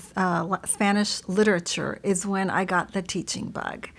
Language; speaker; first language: English; early bilingual, other home language; Spanish